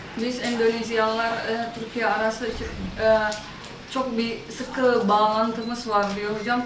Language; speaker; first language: Turkish; non-native, learner; Indonesian